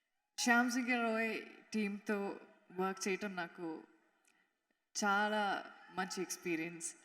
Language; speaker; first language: Telugu; non-native, fluent; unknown